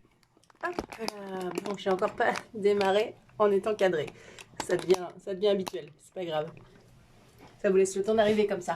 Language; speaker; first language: French; native; French